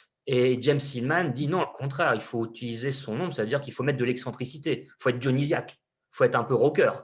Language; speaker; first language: French; native; French